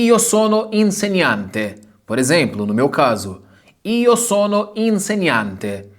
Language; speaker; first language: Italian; non-native, fluent; Portuguese